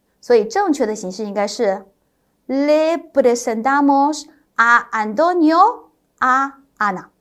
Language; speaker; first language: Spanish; non-native, fluent; Chinese